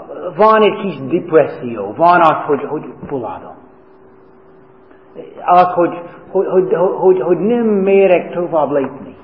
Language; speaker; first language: Hungarian; non-native, fluent; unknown